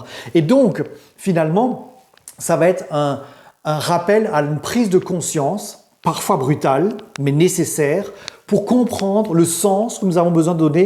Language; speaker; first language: French; native; French